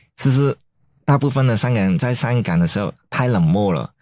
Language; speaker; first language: Chinese; non-native, fluent; Cantonese